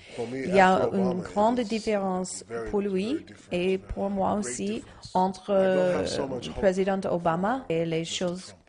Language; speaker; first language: French; non-native, learner; English